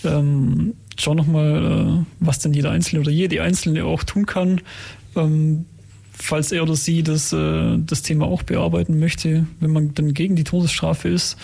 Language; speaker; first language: German; native; German